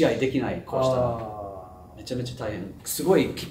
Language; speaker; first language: Japanese; non-native, learner; English